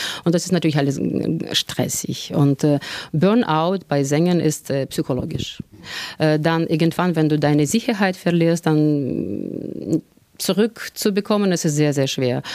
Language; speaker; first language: German; non-native, fluent; Russian